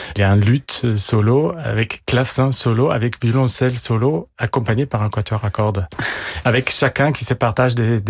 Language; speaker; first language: French; non-native, fluent; German